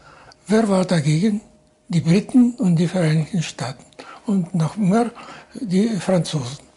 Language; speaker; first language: German; non-native, fluent; Russian